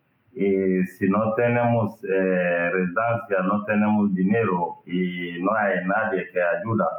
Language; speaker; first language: Spanish; non-native, learner; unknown